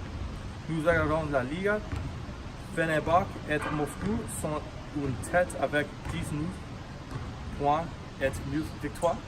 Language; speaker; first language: French; non-native, learner; English